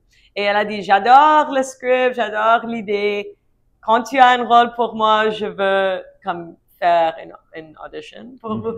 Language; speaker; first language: French; non-native, learner; English